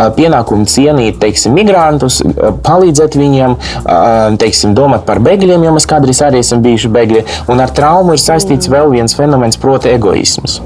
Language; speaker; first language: Latvian; non-native, local second language; Russian